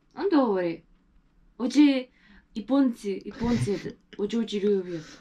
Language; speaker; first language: Russian; non-native, learner; Japanese